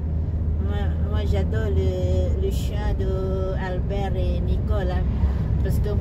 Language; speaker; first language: French; non-native, fluent; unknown